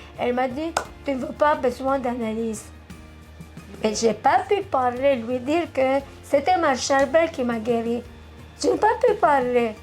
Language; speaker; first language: French; non-native, local second language; Arabic